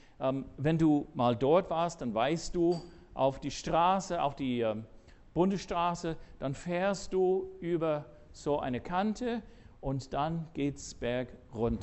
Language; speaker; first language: German; non-native, fluent; English